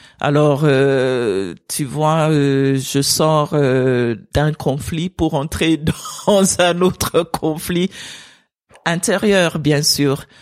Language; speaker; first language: French; non-native, fluent; English